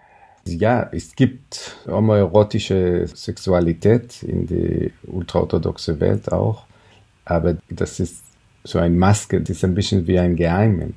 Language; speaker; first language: German; non-native, fluent; Hebrew